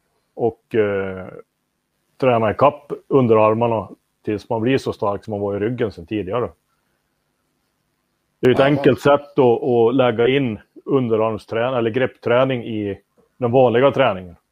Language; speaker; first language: Swedish; native; Swedish